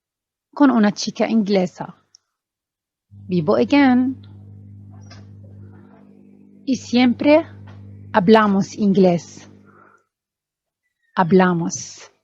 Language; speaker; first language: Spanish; non-native, fluent; Arabic